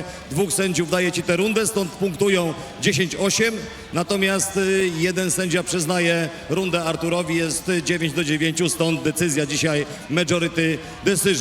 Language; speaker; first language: Polish; native; Polish